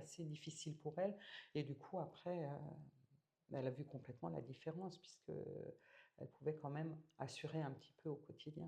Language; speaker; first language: French; native; French